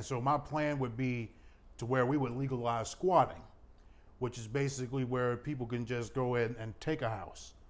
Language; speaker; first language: English; native; English